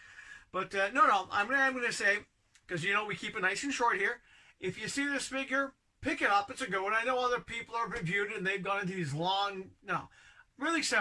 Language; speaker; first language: English; native; English